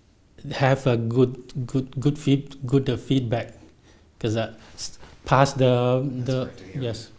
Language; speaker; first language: English; non-native, learner; Thai